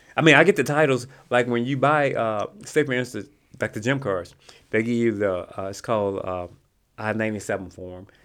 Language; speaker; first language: English; native; English